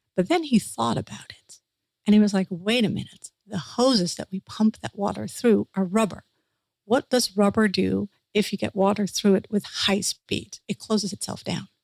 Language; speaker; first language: English; non-native, fluent; Dutch